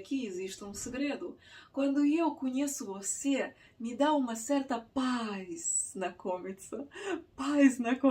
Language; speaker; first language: Portuguese; non-native, fluent; Russian